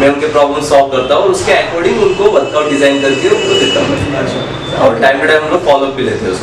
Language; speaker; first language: Hindi; native; Hindi